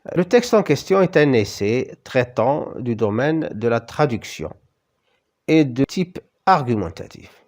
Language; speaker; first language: French; non-native, local second language; Arabic